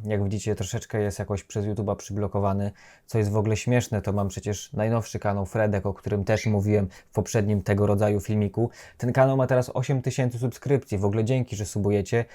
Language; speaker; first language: Polish; native; Polish